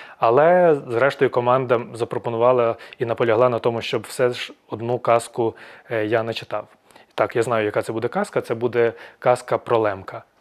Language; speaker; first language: Ukrainian; native; Ukrainian